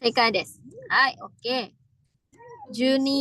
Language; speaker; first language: Japanese; non-native, fluent; Indonesian